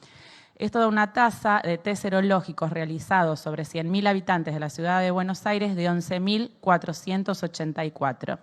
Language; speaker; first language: Spanish; native; Spanish